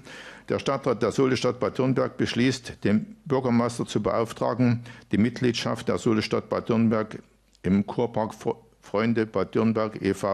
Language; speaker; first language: German; native; German